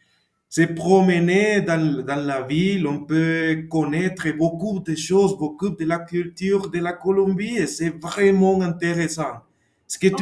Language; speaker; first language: French; non-native, learner; Spanish